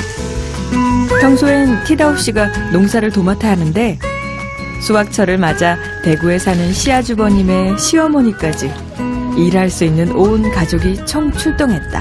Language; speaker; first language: Korean; native; Korean